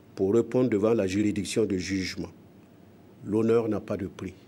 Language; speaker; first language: French; non-native, local second language; Mossi